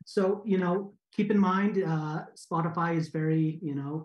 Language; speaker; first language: English; native; English